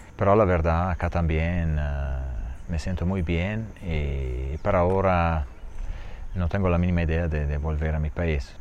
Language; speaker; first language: Spanish; non-native, learner; Italian